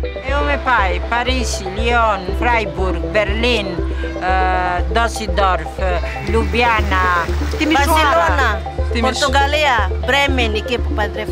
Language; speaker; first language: Greek; non-native, fluent; Albanian